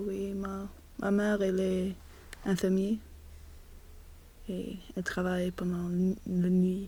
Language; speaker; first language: French; non-native, learner; Swedish